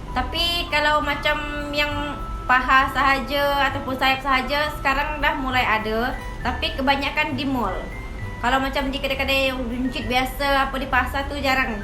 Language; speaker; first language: Malay; native; Malay